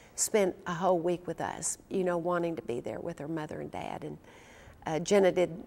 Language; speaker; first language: English; native; English